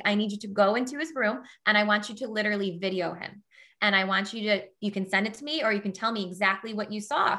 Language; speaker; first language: English; native; English